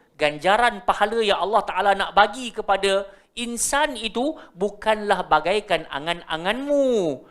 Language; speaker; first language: Malay; native; Malay